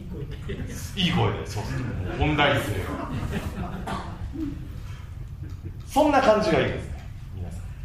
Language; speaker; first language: Japanese; native; Japanese